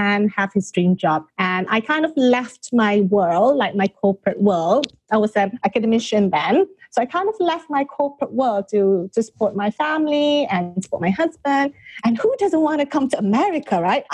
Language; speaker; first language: English; non-native, local second language; Malay